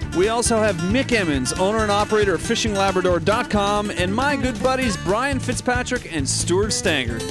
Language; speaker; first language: English; native; English